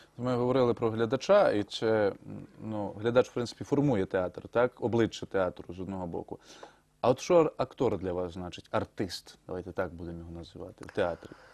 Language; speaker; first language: Ukrainian; native; Ukrainian